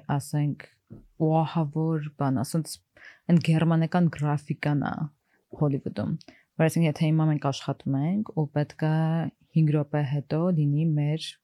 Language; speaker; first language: Armenian; early bilingual, heritage; Armenian